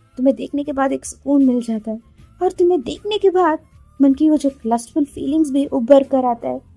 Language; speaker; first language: Hindi; non-native, local second language; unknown